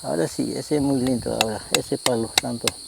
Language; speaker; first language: Spanish; non-native, local second language; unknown